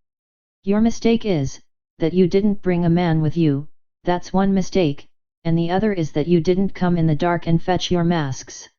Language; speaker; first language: English; native; English